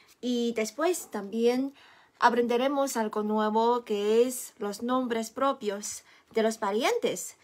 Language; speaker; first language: Spanish; non-native, fluent; Chinese